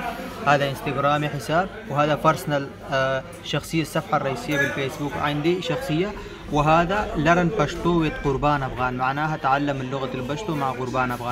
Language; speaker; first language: Arabic; non-native, fluent; Pashto